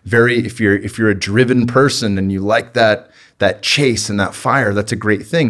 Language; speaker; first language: English; native; English